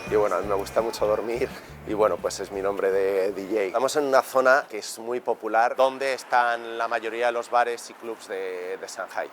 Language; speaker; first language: Spanish; native; Spanish